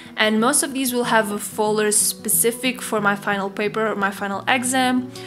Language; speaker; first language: English; non-native, fluent; Portuguese